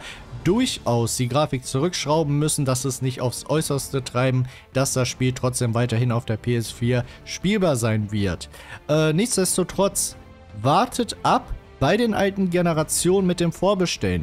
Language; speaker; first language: German; native; German